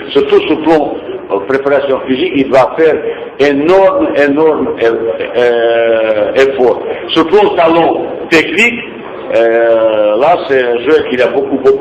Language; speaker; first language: French; non-native, fluent; Bosnian